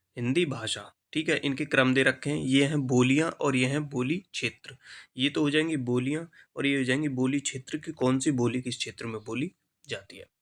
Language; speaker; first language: Hindi; native; Hindi